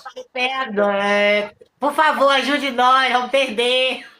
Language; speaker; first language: Portuguese; native; Portuguese